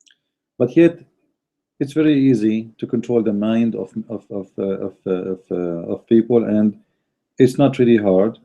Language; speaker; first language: English; non-native, fluent; Arabic